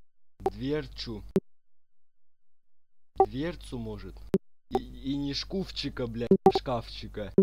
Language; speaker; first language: Russian; native; Russian